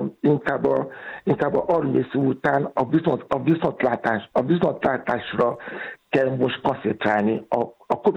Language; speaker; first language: Hungarian; non-native, learner; Yoruba